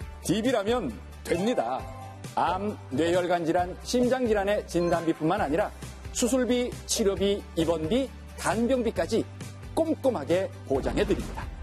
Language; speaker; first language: Korean; native; Korean